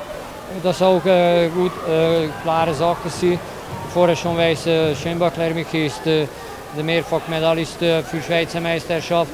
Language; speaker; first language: German; non-native, learner; Hungarian